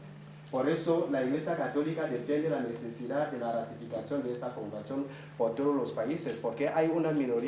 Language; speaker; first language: Spanish; non-native, fluent; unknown